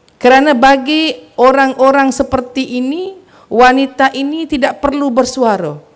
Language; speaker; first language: Malay; native; Malay